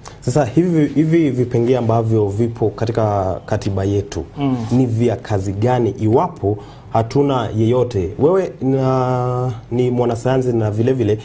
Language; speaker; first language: Swahili; native; Swahili